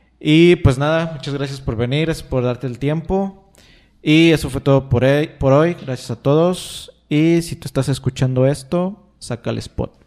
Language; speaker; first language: Spanish; native; Spanish